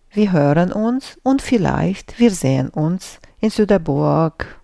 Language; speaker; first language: German; non-native, fluent; Romanian